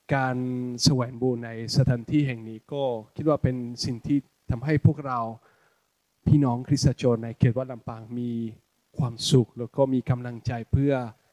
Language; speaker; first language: Thai; non-native, fluent; Spanish